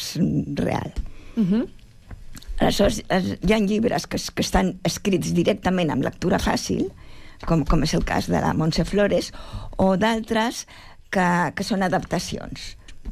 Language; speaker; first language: Catalan; native; Catalan